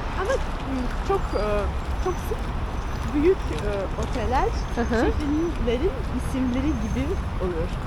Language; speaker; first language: Turkish; non-native, learner; Russian